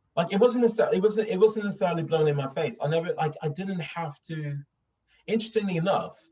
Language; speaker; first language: English; non-native, fluent; Swedish